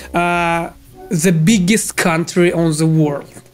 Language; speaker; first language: English; non-native, learner; Russian